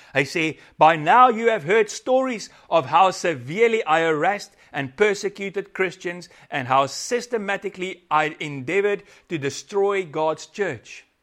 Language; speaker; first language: English; non-native, local second language; Afrikaans